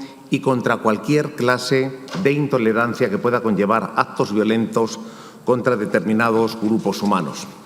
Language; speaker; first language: Spanish; native; Spanish